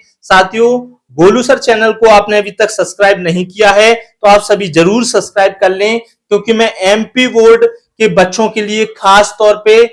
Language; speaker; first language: Hindi; native; Hindi